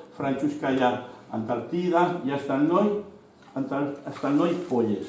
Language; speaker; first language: Russian; non-native, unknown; Spanish